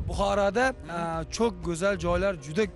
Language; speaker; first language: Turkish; non-native, learner; Uzbek